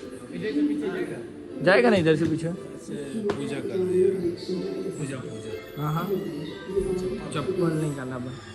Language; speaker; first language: Hindi; non-native, local second language; Gujarati